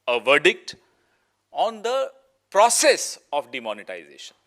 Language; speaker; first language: English; non-native, local second language; Hindi